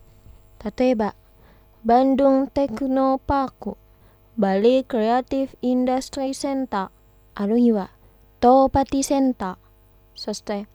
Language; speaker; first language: Japanese; non-native, fluent; Indonesian